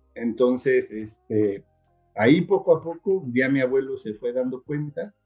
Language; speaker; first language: Spanish; native; Spanish